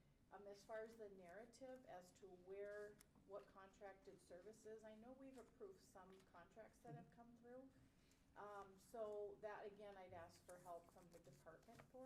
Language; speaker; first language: English; native; English